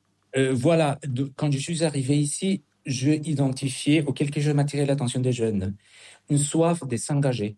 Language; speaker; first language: French; non-native, fluent; Spanish